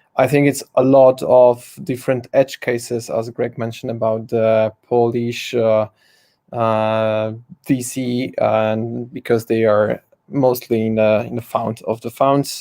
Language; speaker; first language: English; non-native, fluent; Polish